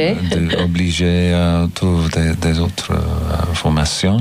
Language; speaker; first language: French; non-native, learner; English